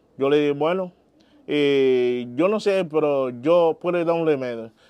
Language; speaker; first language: Spanish; non-native, learner; Haitian Creole